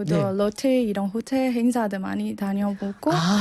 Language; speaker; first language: Korean; non-native, fluent; Burmese